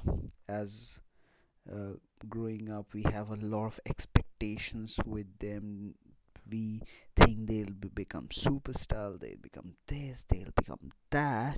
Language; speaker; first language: English; non-native, local second language; Hindi